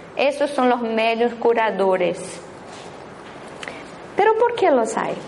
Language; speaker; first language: Spanish; non-native, fluent; Portuguese